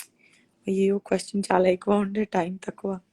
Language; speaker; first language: Telugu; non-native, learner; Gujarati